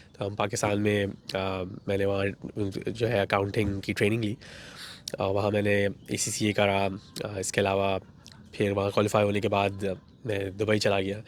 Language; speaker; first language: Urdu; native; Urdu